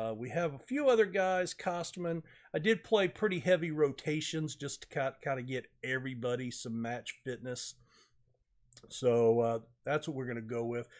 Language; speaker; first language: English; native; English